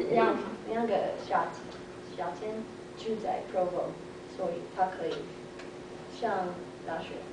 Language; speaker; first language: Chinese; non-native, learner; English